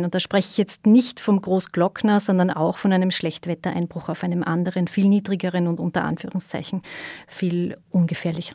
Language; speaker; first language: German; native; German